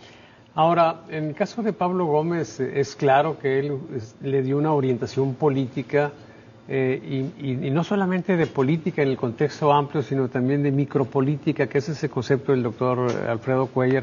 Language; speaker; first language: Spanish; native; Spanish